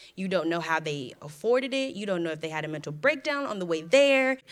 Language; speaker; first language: English; native; English